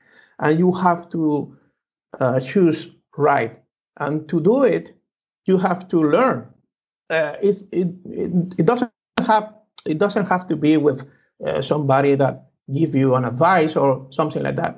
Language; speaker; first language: English; non-native, learner; Spanish